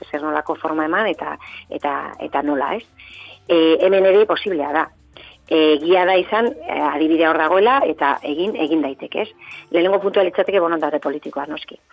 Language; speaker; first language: Basque; native; Basque